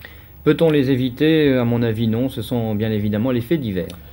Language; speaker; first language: French; native; French